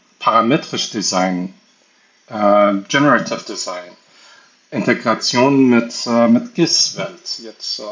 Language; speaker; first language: German; non-native, fluent; Persian